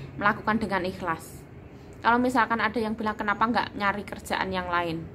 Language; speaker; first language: Indonesian; non-native, local second language; Javanese